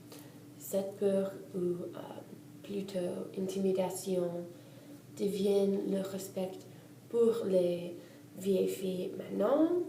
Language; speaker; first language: French; non-native, learner; English